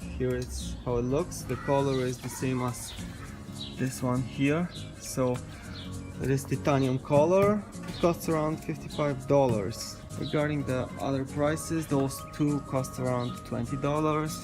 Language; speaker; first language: English; non-native, fluent; Bulgarian